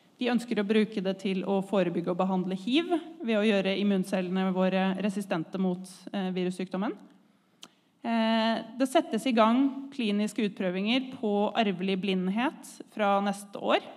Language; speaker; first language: Norwegian; native; Norwegian